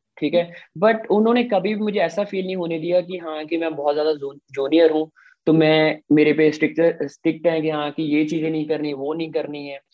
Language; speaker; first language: Hindi; non-native, local second language; Punjabi